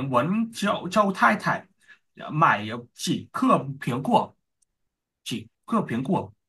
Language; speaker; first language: Chinese; non-native, learner; Vietnamese